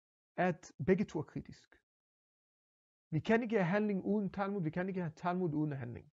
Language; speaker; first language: Danish; non-native, fluent; Hebrew